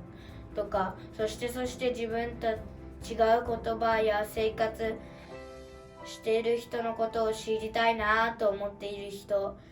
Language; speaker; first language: Japanese; early bilingual, other home language; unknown